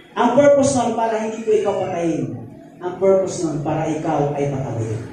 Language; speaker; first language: Filipino; non-native, local second language; Cebuano